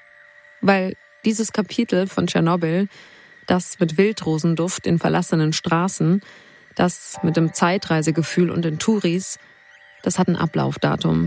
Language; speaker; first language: German; native; German